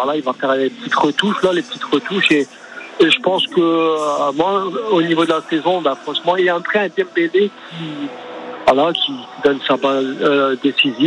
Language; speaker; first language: French; native; French